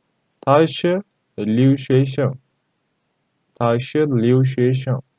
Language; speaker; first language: Chinese; non-native, fluent; Turkish